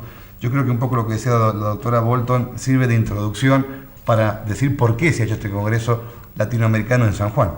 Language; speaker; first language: Spanish; native; Spanish